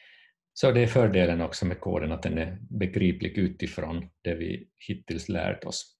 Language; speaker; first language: Swedish; non-native, fluent; Finnish